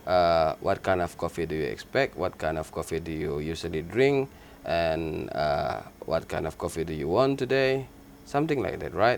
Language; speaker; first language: English; non-native, learner; Indonesian